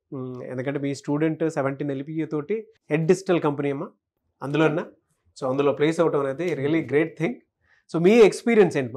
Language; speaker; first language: Telugu; native; Telugu